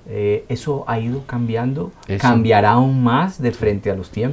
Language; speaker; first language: Spanish; native; Spanish